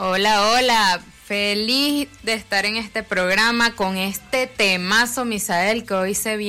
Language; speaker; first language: Spanish; native; Spanish